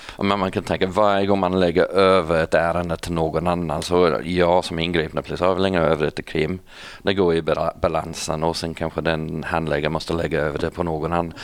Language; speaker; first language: Swedish; non-native, fluent; English